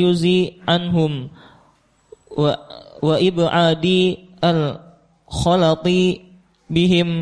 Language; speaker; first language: Arabic; non-native, learner; Indonesian